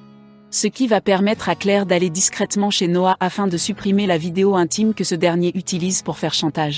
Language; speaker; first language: French; non-native, local second language; Haitian Creole